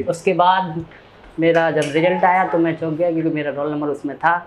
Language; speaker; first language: Hindi; native; Hindi